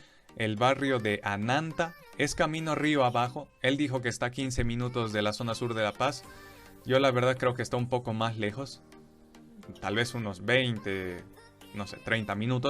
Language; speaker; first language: Spanish; native; Spanish